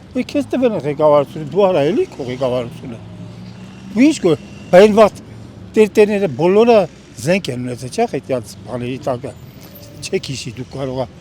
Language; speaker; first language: Armenian; native; Armenian